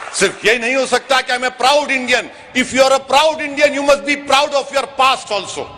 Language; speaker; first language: Urdu; native; Urdu